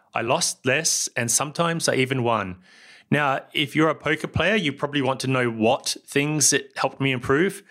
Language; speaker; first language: English; native; English